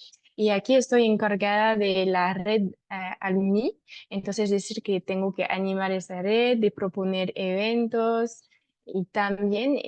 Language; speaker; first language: Spanish; non-native, fluent; French